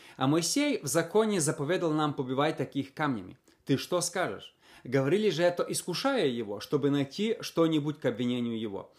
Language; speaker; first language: Russian; native; Russian